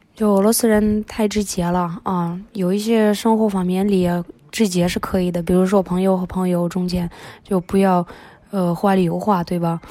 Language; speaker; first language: Chinese; early bilingual, other home language; Russian